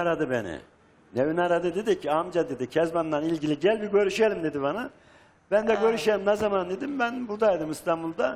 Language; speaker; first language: Turkish; native; Turkish